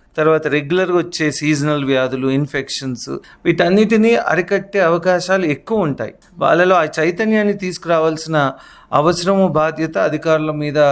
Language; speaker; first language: Telugu; native; Telugu